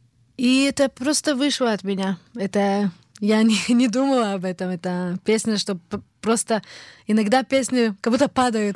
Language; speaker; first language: Russian; early bilingual, heritage; Hebrew